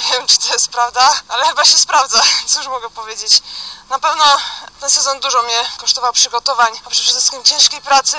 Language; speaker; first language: Polish; native; Polish